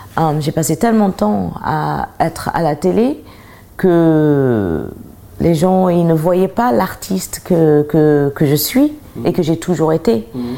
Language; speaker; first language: French; early bilingual, other home language; English